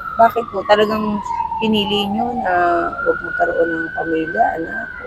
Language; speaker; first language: Filipino; native; Filipino